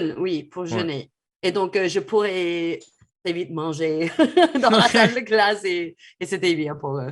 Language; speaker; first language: French; non-native, fluent; English